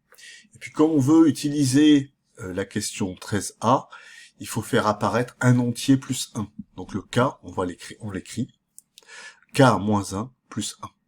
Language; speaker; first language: French; native; French